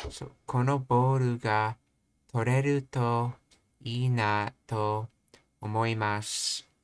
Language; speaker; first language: Japanese; non-native, learner; English